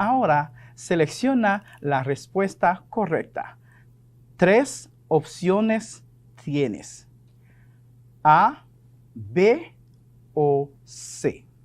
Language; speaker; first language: Spanish; non-native, fluent; French